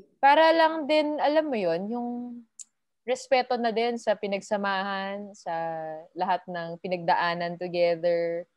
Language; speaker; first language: Filipino; native; Filipino